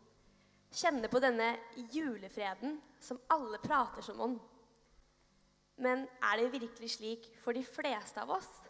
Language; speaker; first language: Norwegian; native; Norwegian